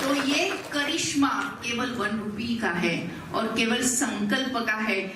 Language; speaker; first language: Hindi; non-native, local second language; Marathi